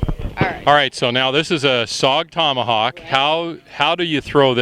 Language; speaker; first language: English; native; English